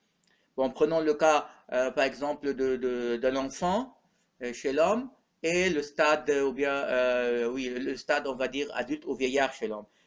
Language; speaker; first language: French; non-native, local second language; Arabic